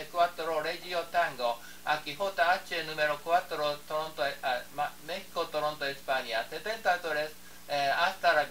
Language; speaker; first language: Spanish; non-native, learner; Japanese